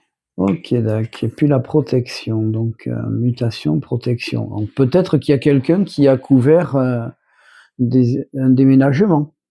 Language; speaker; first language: French; native; French